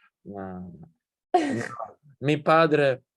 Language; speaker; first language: Spanish; non-native, learner; English